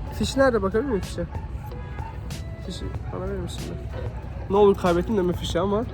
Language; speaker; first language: Turkish; native; Turkish